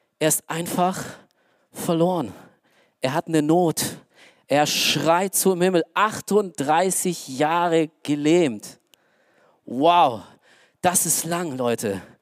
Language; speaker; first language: German; early bilingual, other home language; Romanian